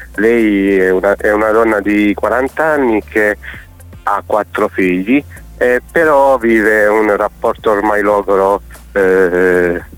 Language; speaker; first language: Italian; native; Italian